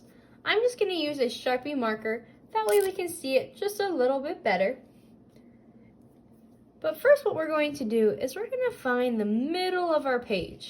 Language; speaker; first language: English; native; English